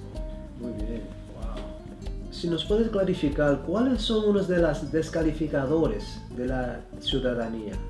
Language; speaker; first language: Spanish; early bilingual, heritage; Spanish